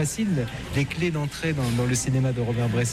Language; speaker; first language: French; native; French